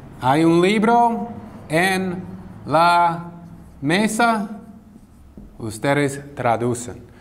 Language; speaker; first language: Spanish; non-native, fluent; English